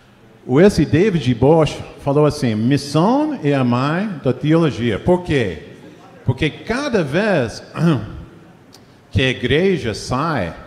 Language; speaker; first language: Portuguese; non-native, fluent; English